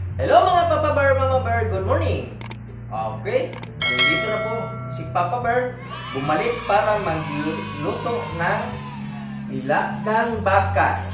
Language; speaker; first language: Filipino; non-native, local second language; Cebuano